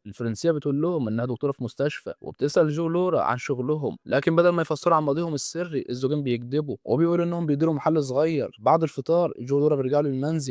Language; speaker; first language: Arabic; native; Arabic